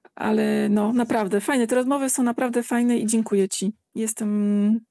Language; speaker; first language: Polish; native; Polish